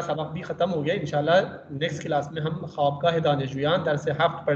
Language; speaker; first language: Urdu; native; Urdu